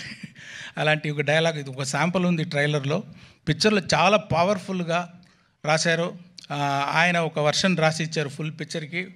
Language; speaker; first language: Telugu; non-native, local second language; Tamil